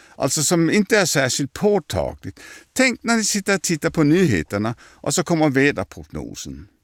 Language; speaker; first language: Swedish; native; Swedish